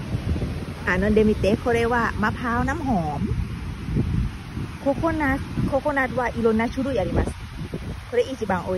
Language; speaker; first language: Japanese; non-native, learner; Thai